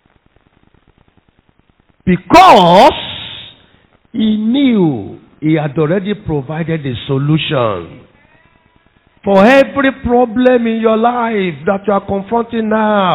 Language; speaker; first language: English; non-native, local second language; Yoruba